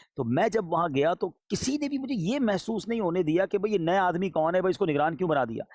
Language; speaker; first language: Urdu; native; Urdu